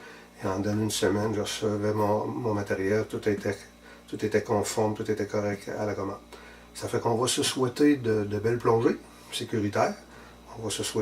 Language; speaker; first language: French; native; French